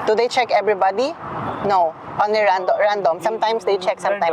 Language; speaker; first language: English; non-native, local second language; Filipino